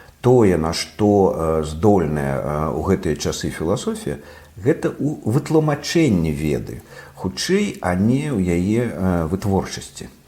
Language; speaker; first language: Belarusian; non-native, local second language; Russian